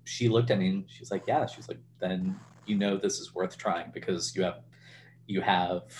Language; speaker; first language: English; native; English